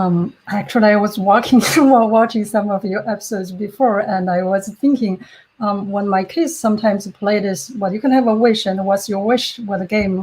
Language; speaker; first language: English; non-native, fluent; Chinese